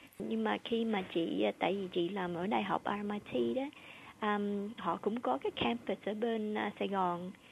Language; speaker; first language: Vietnamese; early bilingual, heritage; Vietnamese